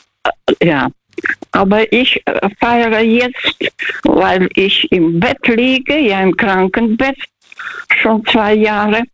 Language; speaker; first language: German; non-native, fluent; Russian